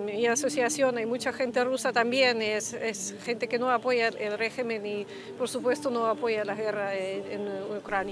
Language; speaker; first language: Spanish; non-native, fluent; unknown